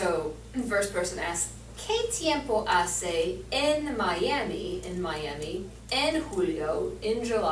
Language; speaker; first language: Spanish; non-native, learner; English